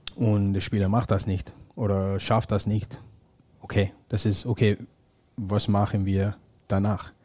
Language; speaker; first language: German; non-native, fluent; English